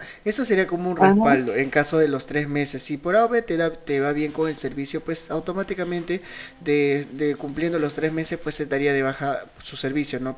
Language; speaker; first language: Spanish; native; Spanish